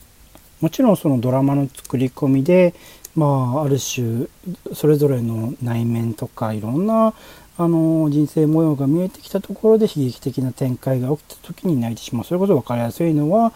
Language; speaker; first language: Japanese; native; Japanese